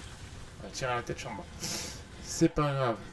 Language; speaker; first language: French; native; French